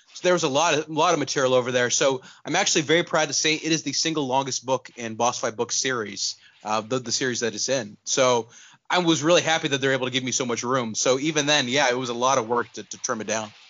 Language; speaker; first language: English; non-native, local second language; Urdu